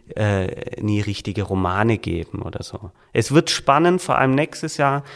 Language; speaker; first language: German; native; German